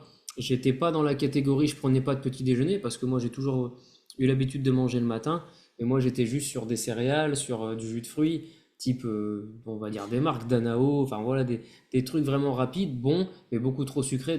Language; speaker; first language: French; native; French